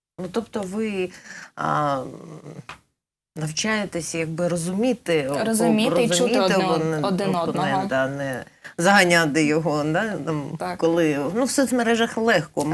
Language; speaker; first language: Ukrainian; native; Ukrainian